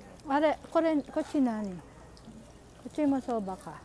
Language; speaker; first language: Japanese; non-native, fluent; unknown